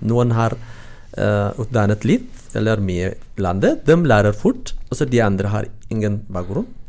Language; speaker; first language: Norwegian; non-native, learner; Tigrinya